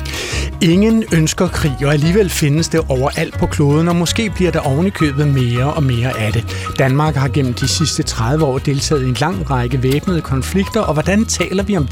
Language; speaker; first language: Danish; native; Danish